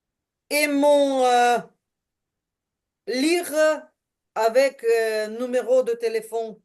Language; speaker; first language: French; non-native, learner; Ukrainian